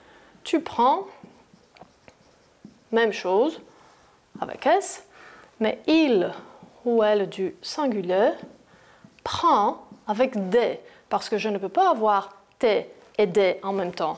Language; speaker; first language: French; non-native, fluent; Greek